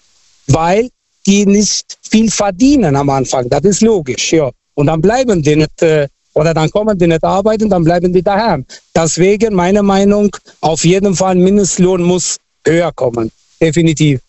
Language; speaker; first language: German; non-native, fluent; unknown